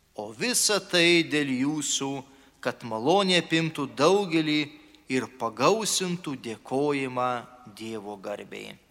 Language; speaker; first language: Lithuanian; native; Lithuanian